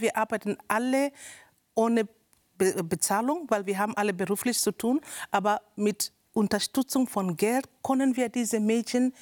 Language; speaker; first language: German; non-native, learner; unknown